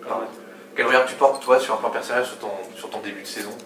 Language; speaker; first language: French; native; French